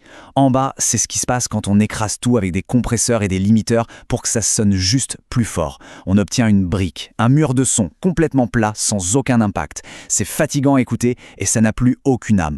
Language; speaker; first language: French; native; French